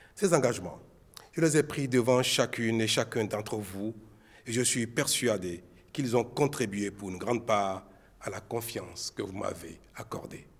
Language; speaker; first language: French; non-native, local second language; Fon